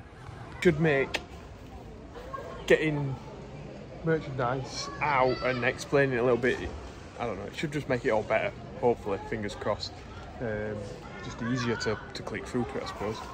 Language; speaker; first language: English; native; English